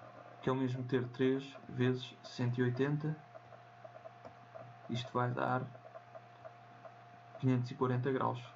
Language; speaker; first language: Portuguese; native; Portuguese